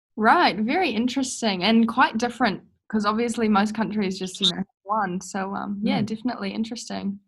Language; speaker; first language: English; native; English